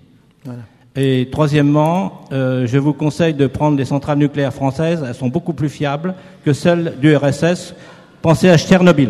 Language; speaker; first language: French; native; French